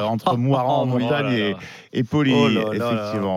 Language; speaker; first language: French; native; French